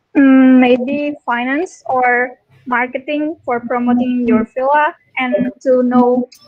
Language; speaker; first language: English; non-native, fluent; Indonesian